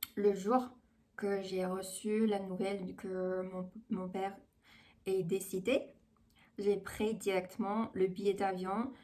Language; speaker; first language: French; non-native, fluent; Chinese